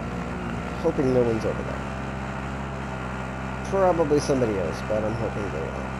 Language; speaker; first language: English; native; English